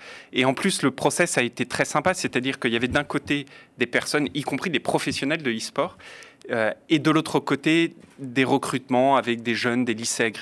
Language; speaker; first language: French; native; French